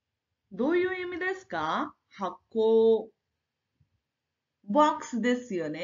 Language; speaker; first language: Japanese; non-native, fluent; Marathi